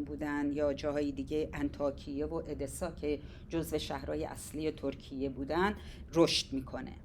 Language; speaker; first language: Persian; native; Persian